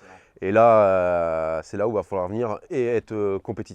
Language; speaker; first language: French; native; French